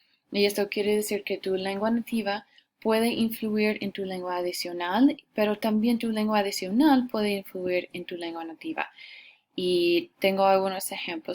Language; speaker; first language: Spanish; non-native, fluent; English